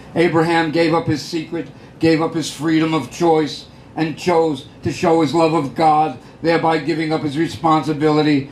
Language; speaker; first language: English; native; English